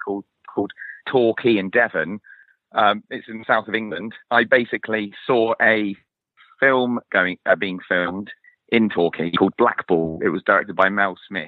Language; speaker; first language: English; native; English